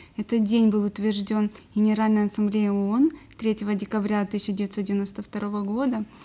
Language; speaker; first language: Russian; native; Russian